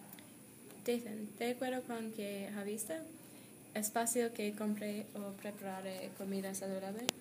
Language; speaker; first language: Spanish; non-native, learner; English